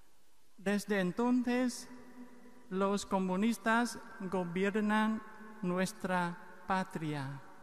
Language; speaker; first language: Spanish; non-native, fluent; Vietnamese